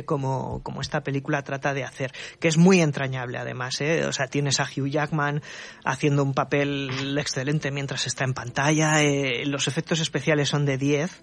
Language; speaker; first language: Spanish; native; Spanish